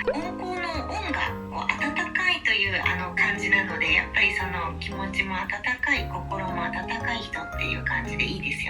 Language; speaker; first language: Japanese; native; Japanese